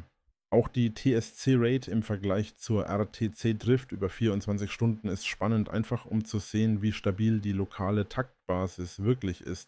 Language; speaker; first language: German; native; German